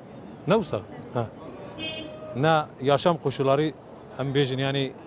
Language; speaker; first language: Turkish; non-native, local second language; Kurdish